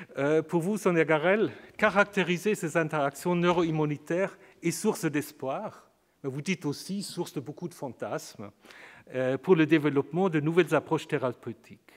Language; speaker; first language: French; native; French